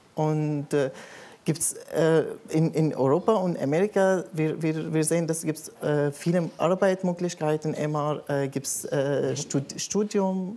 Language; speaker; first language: German; non-native, learner; Arabic